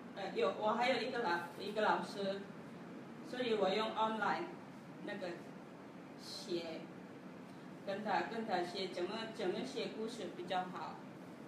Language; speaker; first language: Chinese; non-native, learner; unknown